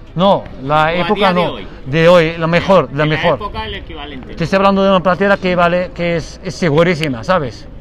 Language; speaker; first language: Spanish; non-native, fluent; Arabic